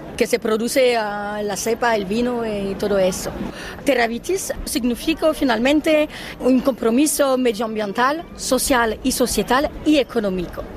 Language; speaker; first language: Spanish; non-native, fluent; French